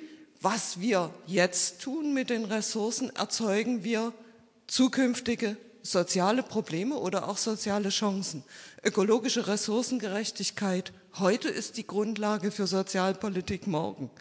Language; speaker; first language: German; native; German